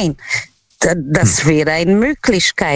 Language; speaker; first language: German; non-native, learner; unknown